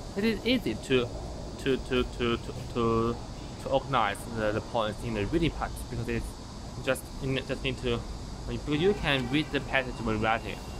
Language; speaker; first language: English; non-native, fluent; Chinese